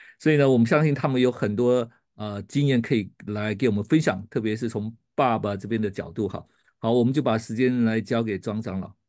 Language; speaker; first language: Chinese; native; Chinese